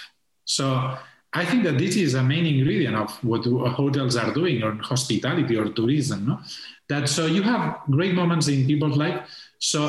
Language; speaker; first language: English; non-native, fluent; Spanish